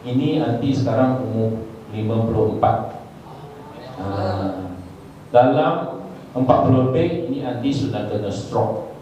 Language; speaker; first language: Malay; non-native, local second language; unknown